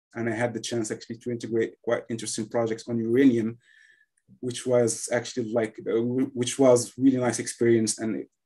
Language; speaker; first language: English; non-native, fluent; Arabic